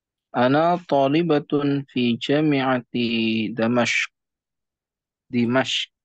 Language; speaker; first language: Arabic; non-native, learner; Indonesian